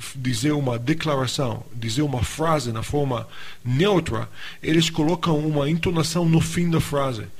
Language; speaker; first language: Portuguese; non-native, fluent; English